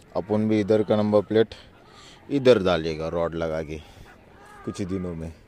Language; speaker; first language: Hindi; non-native, local second language; Marathi